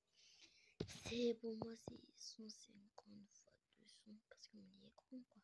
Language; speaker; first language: French; non-native, local second language; Lingala